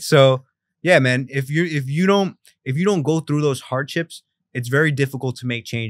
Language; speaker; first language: English; early bilingual, other home language; Spanish